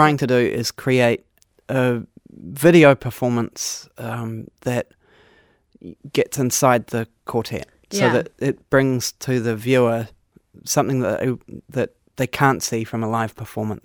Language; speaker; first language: English; native; English